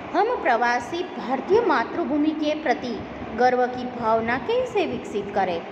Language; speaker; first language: Hindi; non-native, local second language; Gujarati